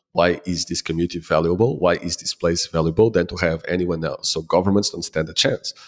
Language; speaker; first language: English; non-native, fluent; Portuguese